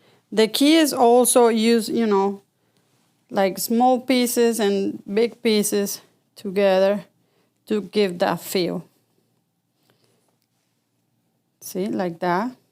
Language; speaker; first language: English; non-native, fluent; Spanish